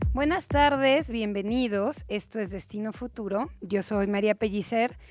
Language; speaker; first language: Spanish; native; Spanish